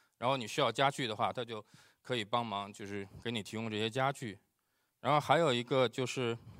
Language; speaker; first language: Chinese; native; Chinese